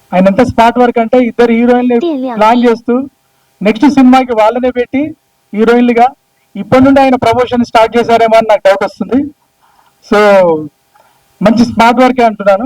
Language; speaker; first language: Telugu; native; Telugu